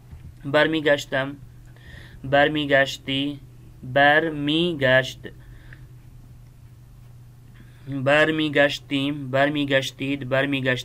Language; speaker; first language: Persian; non-native, fluent; Urdu